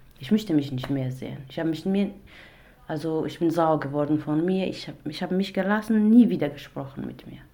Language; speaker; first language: German; non-native, learner; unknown